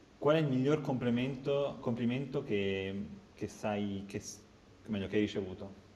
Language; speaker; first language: Italian; native; Italian